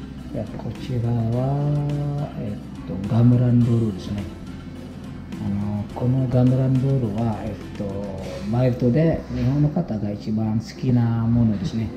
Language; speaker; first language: Japanese; non-native, fluent; Indonesian